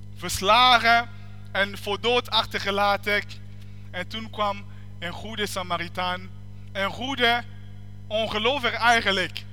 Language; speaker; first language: Dutch; non-native, fluent; French